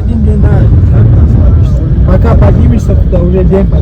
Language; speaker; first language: Russian; non-native, local second language; Tajik